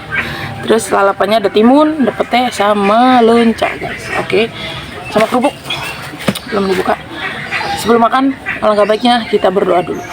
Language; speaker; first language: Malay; non-native, local second language; Sundanese